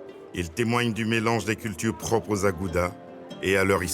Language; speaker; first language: French; native; French